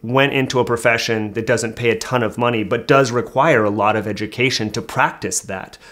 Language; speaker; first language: English; native; English